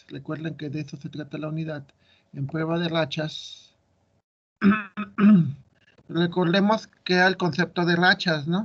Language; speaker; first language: Spanish; native; Spanish